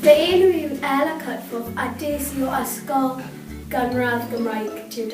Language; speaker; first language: Welsh; non-native, local second language; English